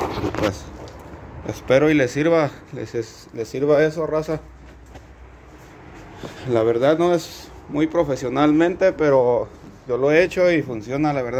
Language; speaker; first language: Spanish; native; Spanish